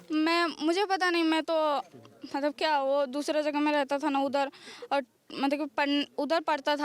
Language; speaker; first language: Hindi; early bilingual, other home language; Bangla